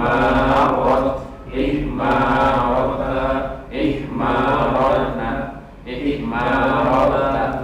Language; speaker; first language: Arabic; non-native, learner; Indonesian